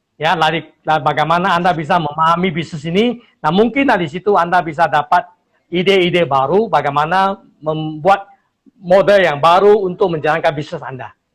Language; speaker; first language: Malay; non-native, local second language; Chinese